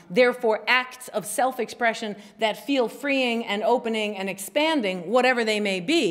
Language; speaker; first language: English; native; English